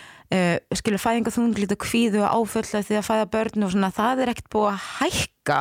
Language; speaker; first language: Icelandic; non-native, fluent; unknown